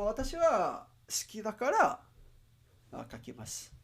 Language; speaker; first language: Japanese; non-native, learner; Spanish